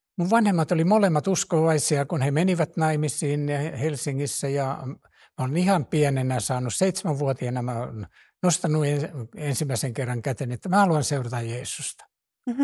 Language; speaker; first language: Finnish; native; Finnish